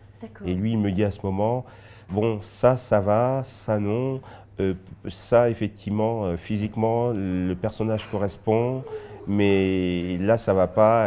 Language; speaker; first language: French; early bilingual, other home language; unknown